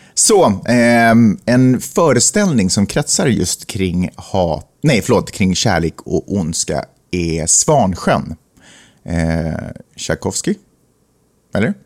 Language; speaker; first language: Swedish; native; Swedish